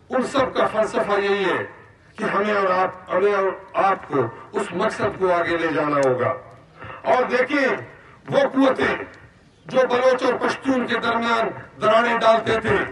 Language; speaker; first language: Urdu; non-native, local second language; Baluchi